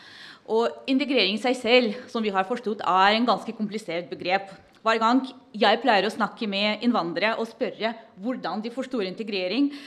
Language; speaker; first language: Norwegian; non-native, fluent; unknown